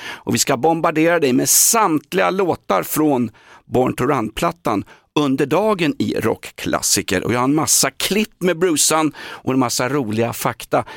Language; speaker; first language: Swedish; native; Swedish